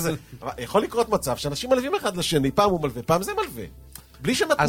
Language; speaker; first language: Hebrew; native; Hebrew